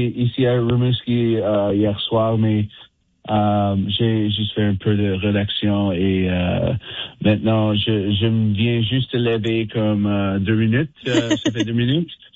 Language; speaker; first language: French; non-native, fluent; English